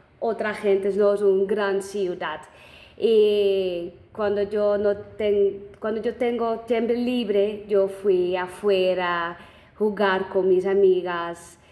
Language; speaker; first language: Spanish; non-native, learner; Dutch